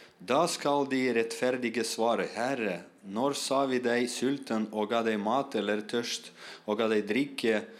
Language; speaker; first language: Norwegian; non-native, learner; Russian